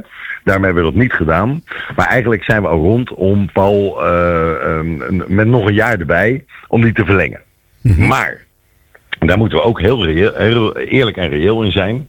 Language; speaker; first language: Dutch; native; Dutch